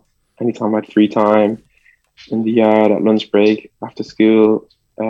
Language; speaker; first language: English; early bilingual, other home language; French